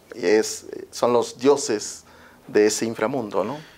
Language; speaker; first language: Spanish; non-native, local second language; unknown